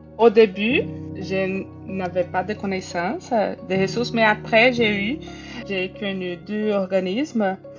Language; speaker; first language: French; non-native, fluent; Portuguese